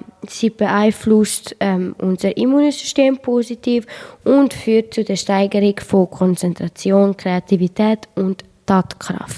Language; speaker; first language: German; non-native, learner; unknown